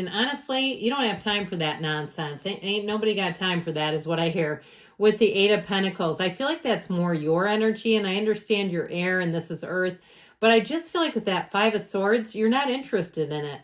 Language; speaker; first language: English; native; English